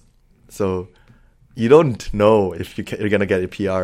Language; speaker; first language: English; non-native, fluent; Indonesian